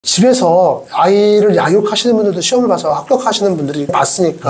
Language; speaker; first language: Korean; native; Korean